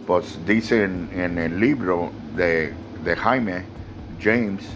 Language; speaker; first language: Spanish; early bilingual, other home language; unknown